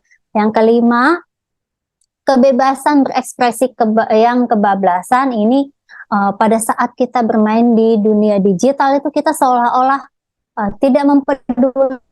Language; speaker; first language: Indonesian; native; Indonesian